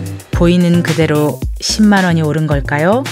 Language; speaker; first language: Korean; native; Korean